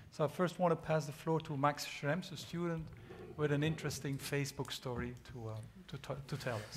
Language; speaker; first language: English; non-native, fluent; Dutch